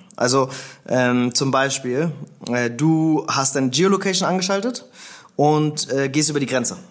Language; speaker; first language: German; native; German